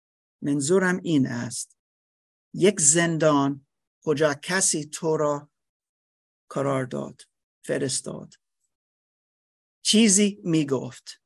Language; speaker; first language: Persian; non-native, fluent; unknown